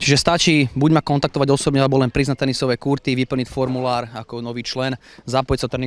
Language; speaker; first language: Slovak; native; Slovak